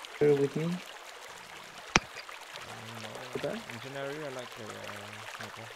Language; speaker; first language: English; non-native, learner; French